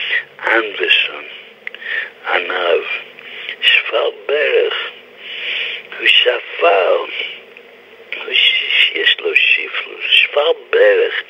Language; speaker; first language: Hebrew; non-native, fluent; English